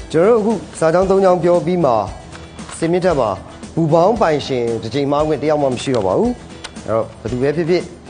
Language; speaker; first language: Burmese; native; Burmese